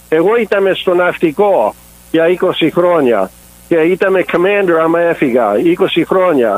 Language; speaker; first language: Greek; early bilingual, heritage; English